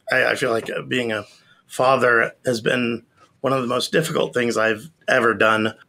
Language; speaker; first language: English; native; English